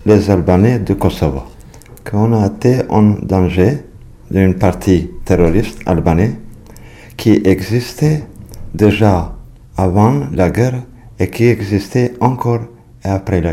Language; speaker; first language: French; non-native, learner; Albanian